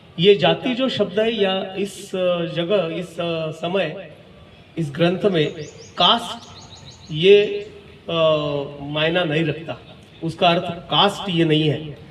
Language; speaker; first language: Hindi; non-native, local second language; Marathi